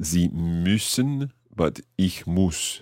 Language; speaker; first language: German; non-native, learner; English